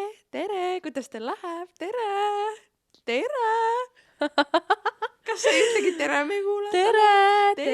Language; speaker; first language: Estonian; native; Estonian